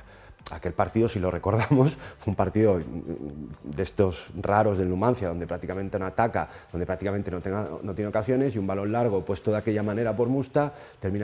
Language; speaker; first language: Spanish; native; Spanish